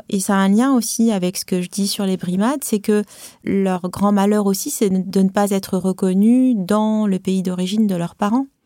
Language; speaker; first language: French; non-native, local second language; Arabic